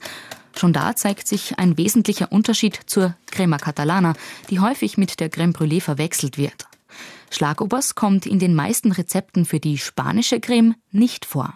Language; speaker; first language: German; native; German